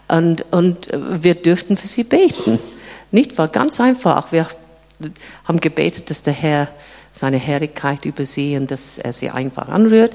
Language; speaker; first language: German; non-native, fluent; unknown